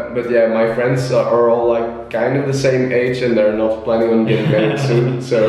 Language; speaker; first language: English; non-native, fluent; Dutch